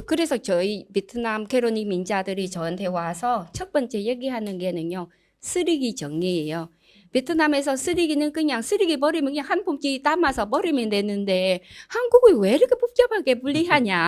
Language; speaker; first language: Korean; non-native, learner; Vietnamese